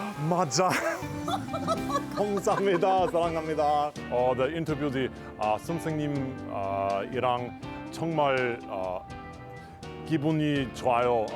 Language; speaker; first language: Korean; non-native, learner; English